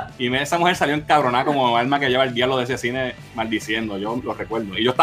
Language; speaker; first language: Spanish; native; Spanish